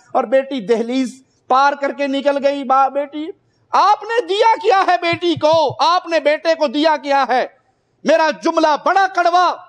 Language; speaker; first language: Urdu; non-native, local second language; Punjabi